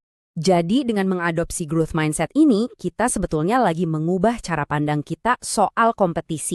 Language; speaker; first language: Indonesian; native; Indonesian